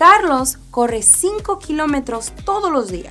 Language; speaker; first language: Spanish; non-native, fluent; English